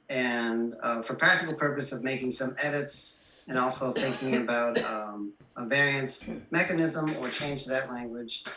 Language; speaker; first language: English; native; English